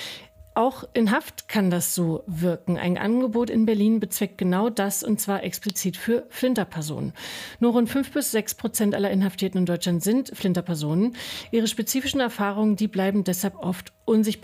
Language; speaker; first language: German; native; German